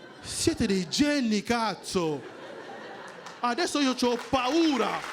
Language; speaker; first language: Italian; non-native, fluent; French